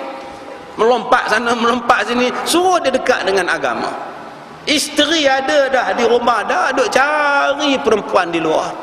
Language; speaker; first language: Malay; native; Malay